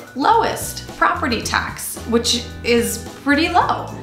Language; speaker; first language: English; native; English